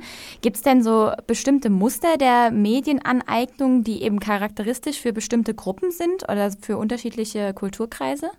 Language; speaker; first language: German; native; German